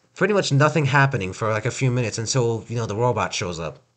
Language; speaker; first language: English; native; English